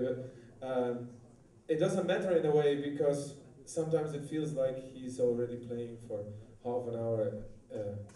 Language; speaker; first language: English; non-native, fluent; Dutch